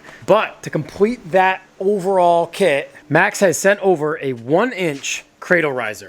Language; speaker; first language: English; native; English